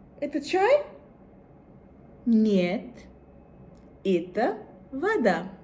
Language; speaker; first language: Russian; non-native, fluent; Bangla